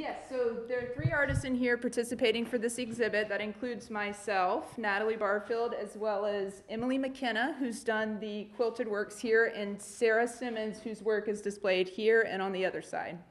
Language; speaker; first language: English; native; English